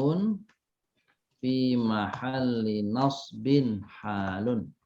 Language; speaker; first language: Arabic; non-native, fluent; Indonesian